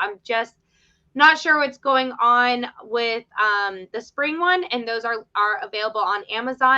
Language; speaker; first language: English; native; English